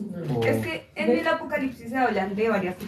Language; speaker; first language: Spanish; native; Spanish